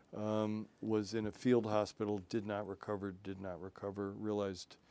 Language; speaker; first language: English; native; English